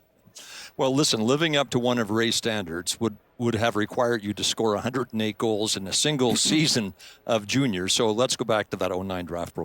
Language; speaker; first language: English; native; English